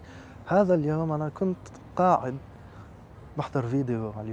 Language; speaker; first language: Arabic; non-native, fluent; French